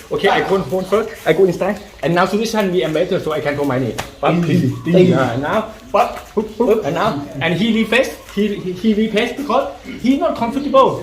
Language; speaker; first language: English; non-native, learner; Thai